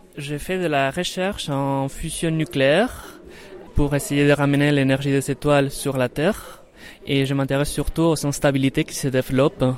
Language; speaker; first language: French; non-native, fluent; Spanish